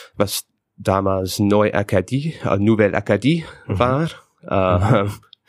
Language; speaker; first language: German; non-native, fluent; English